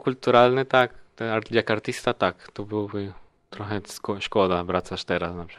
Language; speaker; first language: Polish; non-native, learner; Spanish